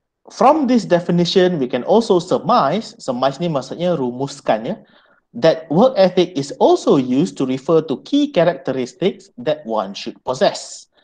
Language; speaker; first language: English; non-native, local second language; Malay